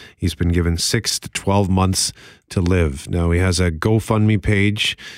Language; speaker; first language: English; native; English